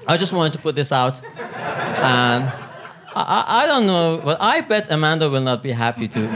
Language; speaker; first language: English; non-native, fluent; Italian